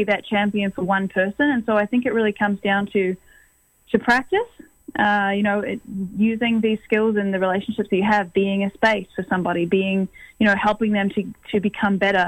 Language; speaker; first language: English; native; English